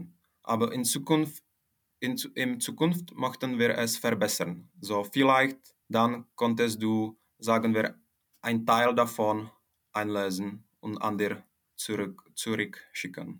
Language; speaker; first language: German; non-native, fluent; Czech